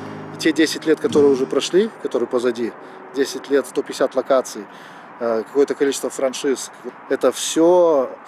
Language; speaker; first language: Russian; native; Russian